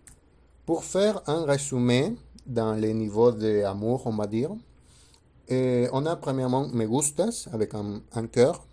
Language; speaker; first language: French; non-native, fluent; Spanish